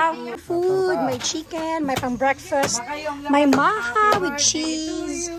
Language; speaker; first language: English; non-native, local second language; Cebuano